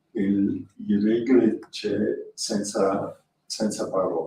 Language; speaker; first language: Italian; non-native, learner; French